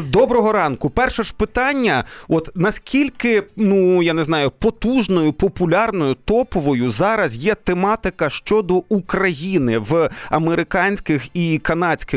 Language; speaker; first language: Ukrainian; native; Ukrainian